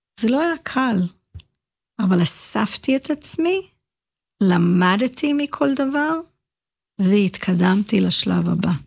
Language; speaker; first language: Hebrew; early bilingual, heritage; Hebrew